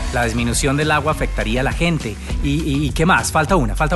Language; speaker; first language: Spanish; native; Spanish